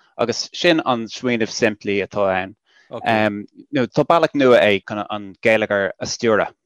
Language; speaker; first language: Irish; non-native, local second language; English